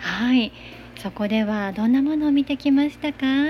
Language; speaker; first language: Japanese; native; Japanese